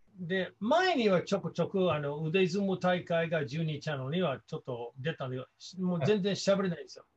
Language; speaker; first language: Japanese; non-native, fluent; English